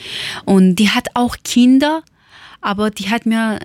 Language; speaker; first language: German; non-native, learner; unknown